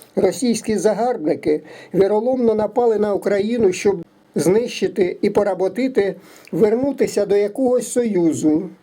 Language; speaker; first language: Ukrainian; native; Ukrainian